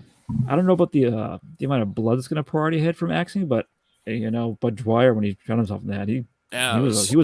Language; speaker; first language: English; native; English